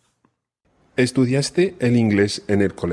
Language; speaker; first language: Spanish; non-native, fluent; English